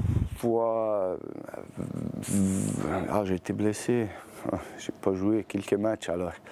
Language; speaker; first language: French; non-native, fluent; Bosnian